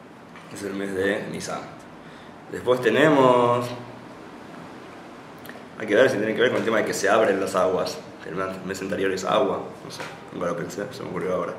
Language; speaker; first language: Spanish; native; Spanish